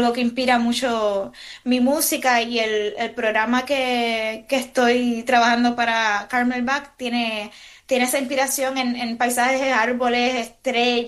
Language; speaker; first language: Spanish; native; Spanish